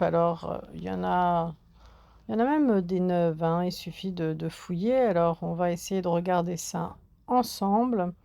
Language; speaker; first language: French; native; French